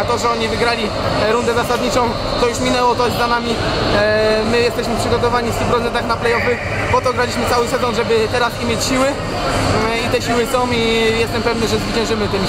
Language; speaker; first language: Polish; native; Polish